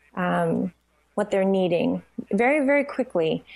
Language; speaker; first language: English; native; English